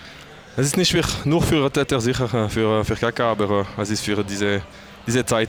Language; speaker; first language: German; non-native, local second language; French